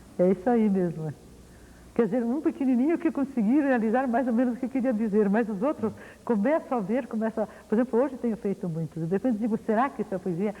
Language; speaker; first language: Portuguese; early bilingual, other home language; Ukrainian